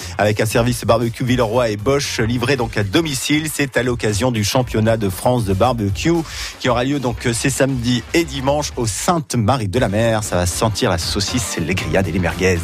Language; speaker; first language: French; native; French